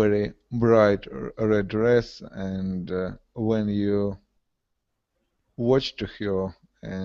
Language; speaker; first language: English; non-native, learner; Russian